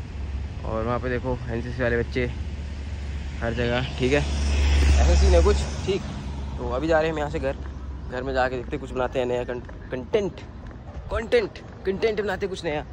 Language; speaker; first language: Hindi; native; Hindi